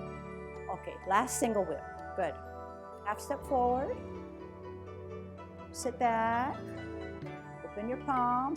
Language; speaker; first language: English; native; English